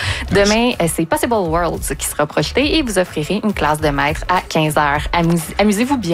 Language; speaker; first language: French; native; French